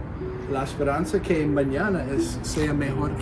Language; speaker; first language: Spanish; non-native, learner; English